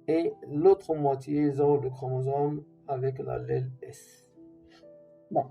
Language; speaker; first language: French; non-native, local second language; Arabic